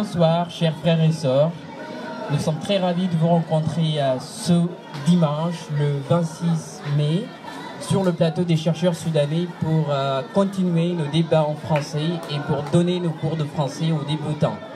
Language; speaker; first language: French; non-native, fluent; Arabic